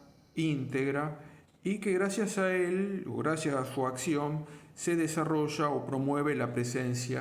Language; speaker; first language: Spanish; native; Spanish